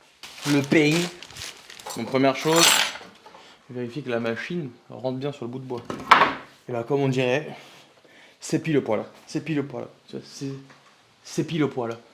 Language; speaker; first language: French; native; French